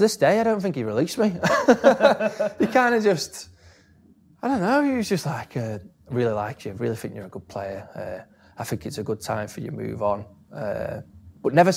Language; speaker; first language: English; native; English